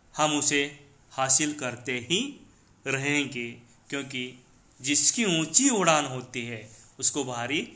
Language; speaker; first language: Hindi; non-native, local second language; Marathi